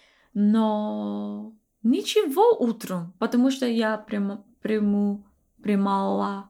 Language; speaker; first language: Russian; non-native, learner; English